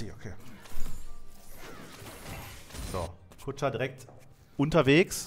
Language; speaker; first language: German; native; German